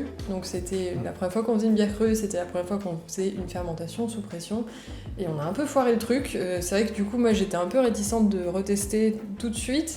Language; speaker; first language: French; native; French